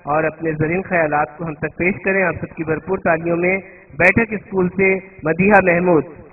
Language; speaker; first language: Urdu; native; Urdu